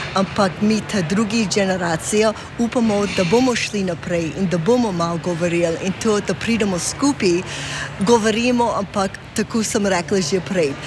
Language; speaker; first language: Slovenian; early bilingual, heritage; Slovenian